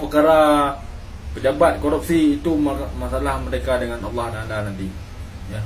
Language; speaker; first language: Indonesian; non-native, local second language; Achinese